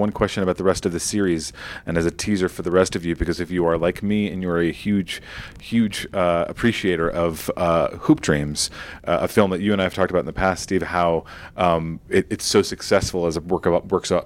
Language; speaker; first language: English; native; English